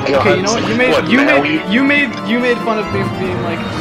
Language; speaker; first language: English; native; English